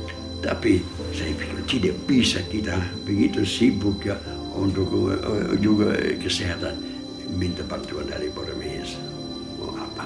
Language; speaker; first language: Indonesian; non-native, fluent; Dutch